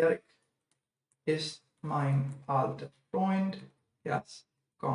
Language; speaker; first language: German; non-native, fluent; English